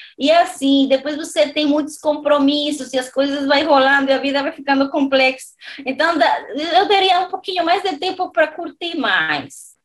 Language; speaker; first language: Portuguese; non-native, fluent; Spanish